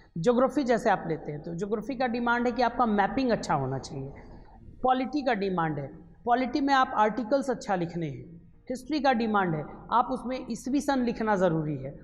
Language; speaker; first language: Hindi; native; Hindi